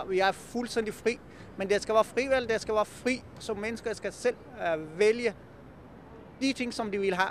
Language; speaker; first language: Danish; non-native, fluent; Persian